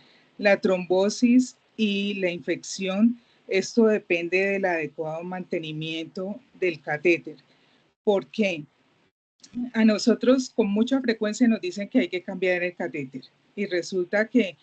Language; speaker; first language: Spanish; native; Spanish